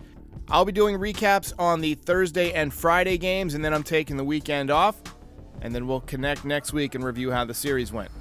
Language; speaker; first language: English; native; English